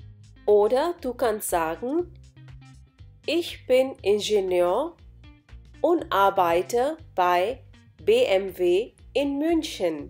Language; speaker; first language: German; non-native, fluent; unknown